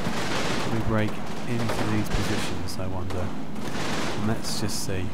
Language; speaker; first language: English; native; English